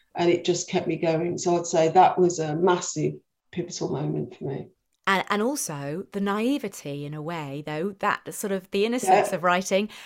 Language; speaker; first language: English; native; English